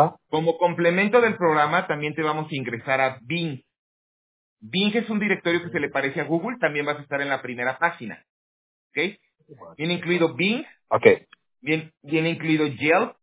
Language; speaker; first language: Spanish; native; Spanish